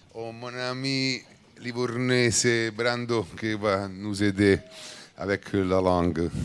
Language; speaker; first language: French; non-native, learner; Italian